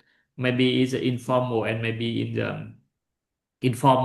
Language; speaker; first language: English; non-native, learner; Vietnamese